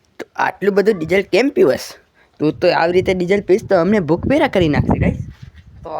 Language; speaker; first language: Gujarati; non-native, local second language; Kachhi